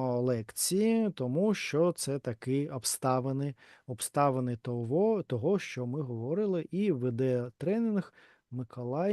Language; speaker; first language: Ukrainian; non-native, learner; Russian